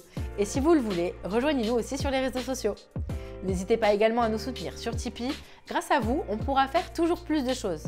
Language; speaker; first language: French; native; French